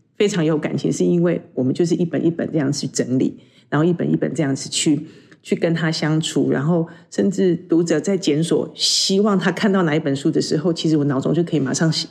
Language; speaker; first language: Chinese; native; Chinese